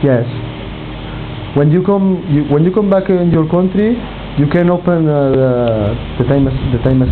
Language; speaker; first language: English; non-native, learner; Catalan